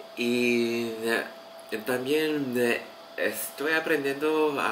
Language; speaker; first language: Spanish; non-native, learner; Filipino